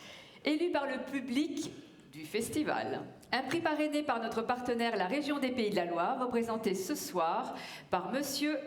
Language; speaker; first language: French; native; French